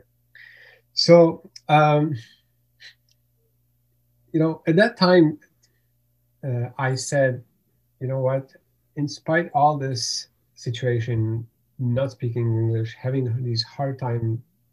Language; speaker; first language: English; non-native, fluent; Bosnian